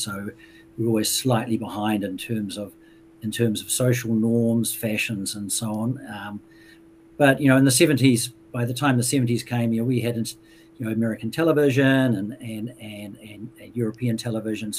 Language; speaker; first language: English; native; English